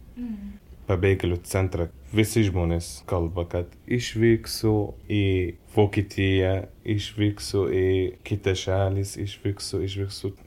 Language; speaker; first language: Lithuanian; non-native, learner; Arabic